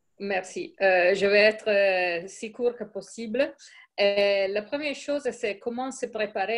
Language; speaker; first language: French; non-native, fluent; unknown